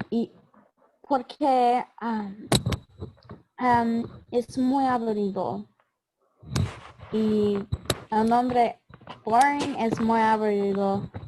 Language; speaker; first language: Spanish; non-native, learner; English